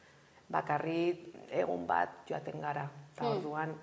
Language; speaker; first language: Basque; non-native, local second language; Spanish